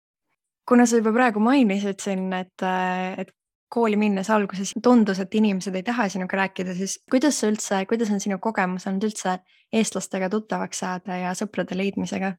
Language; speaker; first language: Estonian; native; Estonian